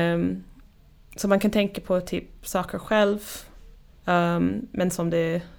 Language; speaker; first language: Swedish; non-native, fluent; English